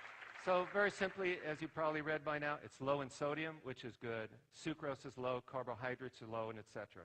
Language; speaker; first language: English; native; English